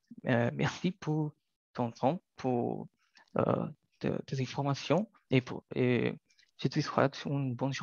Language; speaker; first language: French; non-native, learner; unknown